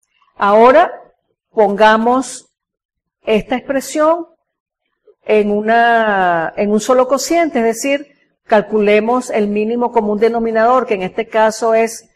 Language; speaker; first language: Spanish; native; Spanish